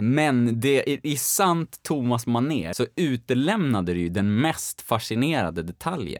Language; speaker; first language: Swedish; native; Swedish